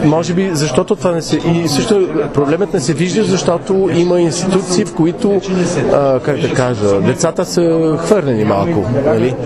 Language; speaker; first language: Bulgarian; non-native, fluent; French